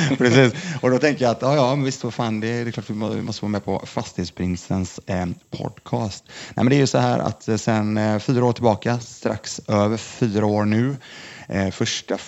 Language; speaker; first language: Swedish; native; Swedish